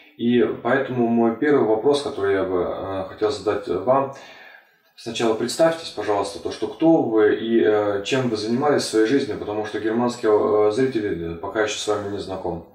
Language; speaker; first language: Russian; early bilingual, heritage; Russian